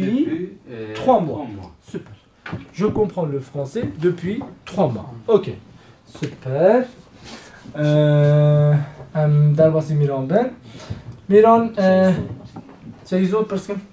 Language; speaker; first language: French; non-native, fluent; Kurdish